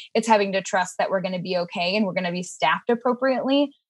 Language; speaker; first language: English; native; English